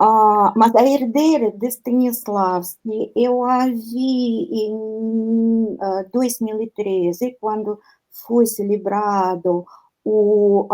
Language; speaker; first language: Portuguese; non-native, fluent; Russian